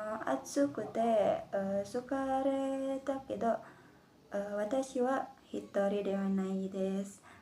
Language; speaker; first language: Japanese; non-native, learner; Indonesian